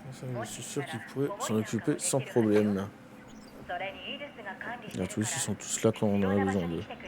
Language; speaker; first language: French; native; French